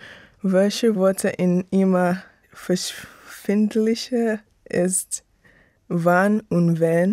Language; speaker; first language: German; non-native, learner; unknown